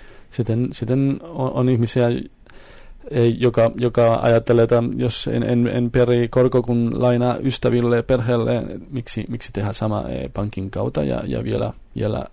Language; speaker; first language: Finnish; non-native, fluent; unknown